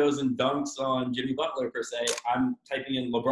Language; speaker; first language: English; native; English